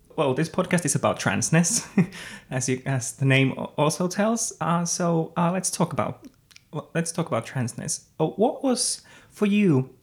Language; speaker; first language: English; non-native, fluent; Finnish